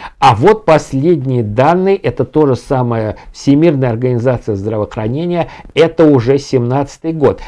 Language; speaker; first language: Russian; native; Russian